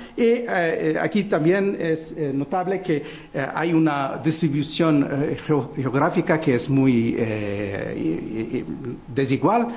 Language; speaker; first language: Spanish; non-native, fluent; Portuguese